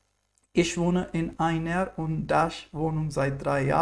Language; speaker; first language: German; non-native, fluent; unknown